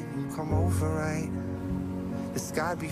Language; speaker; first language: Korean; non-native, fluent; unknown